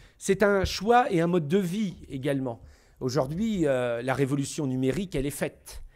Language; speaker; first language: French; native; French